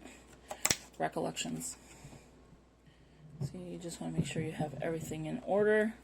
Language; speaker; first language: English; native; English